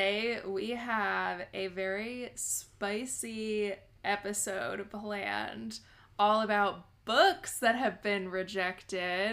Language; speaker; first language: English; native; English